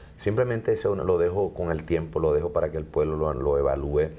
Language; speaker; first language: Spanish; native; Spanish